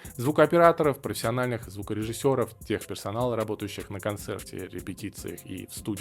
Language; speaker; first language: Russian; native; Russian